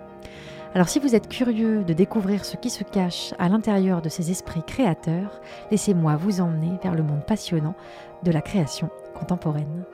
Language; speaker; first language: French; native; French